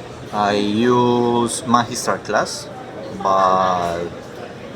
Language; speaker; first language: English; non-native, learner; Spanish